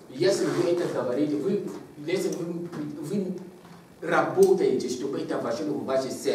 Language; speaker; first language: Russian; non-native, learner; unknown